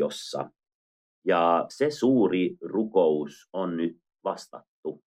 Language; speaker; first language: Finnish; non-native, fluent; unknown